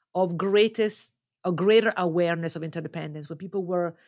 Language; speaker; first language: English; non-native, fluent; Italian